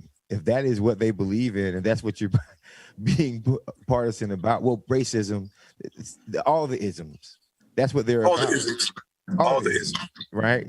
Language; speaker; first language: English; native; English